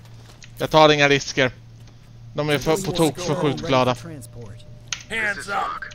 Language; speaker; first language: Swedish; native; Swedish